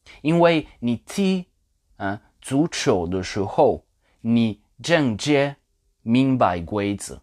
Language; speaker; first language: Chinese; non-native, learner; Polish